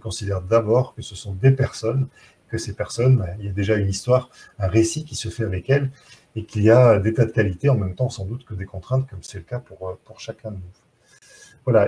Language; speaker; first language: French; native; French